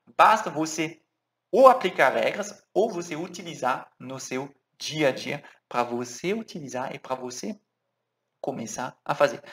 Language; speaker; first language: Portuguese; non-native, fluent; French